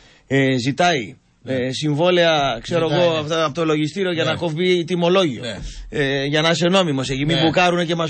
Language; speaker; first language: Greek; native; Greek